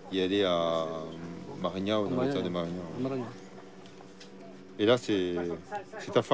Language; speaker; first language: French; native; French